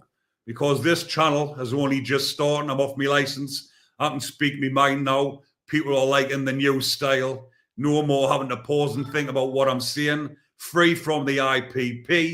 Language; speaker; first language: English; native; English